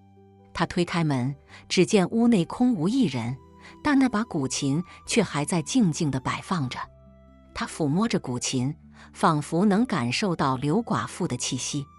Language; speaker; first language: Chinese; native; Chinese